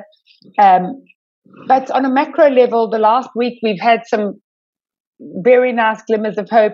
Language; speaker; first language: English; native; English